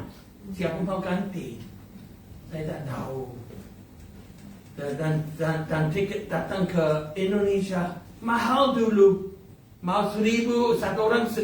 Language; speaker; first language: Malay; non-native, fluent; English